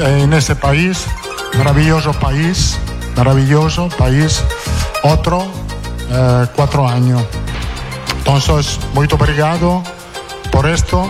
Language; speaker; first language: Portuguese; non-native, fluent; Italian